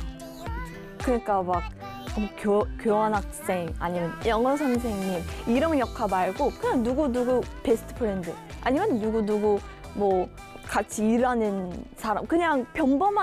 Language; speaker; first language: Korean; early bilingual, other home language; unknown